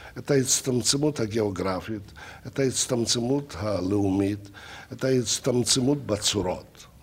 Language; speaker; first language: Hebrew; non-native, fluent; Russian